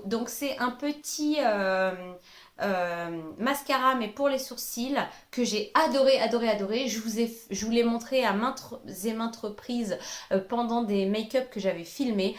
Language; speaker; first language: French; native; French